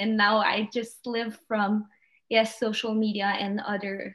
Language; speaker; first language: English; non-native, fluent; French